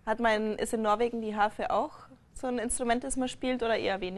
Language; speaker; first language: German; native; German